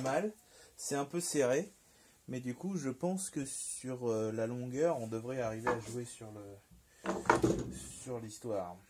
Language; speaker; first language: French; native; French